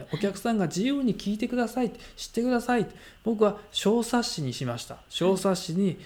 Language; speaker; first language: Japanese; native; Japanese